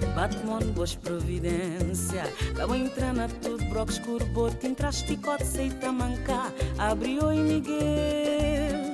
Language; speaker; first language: Portuguese; non-native, local second language; Kabuverdianu